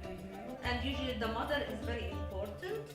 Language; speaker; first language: English; non-native, learner; Arabic